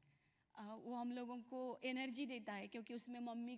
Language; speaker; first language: Hindi; non-native, local second language; Kannada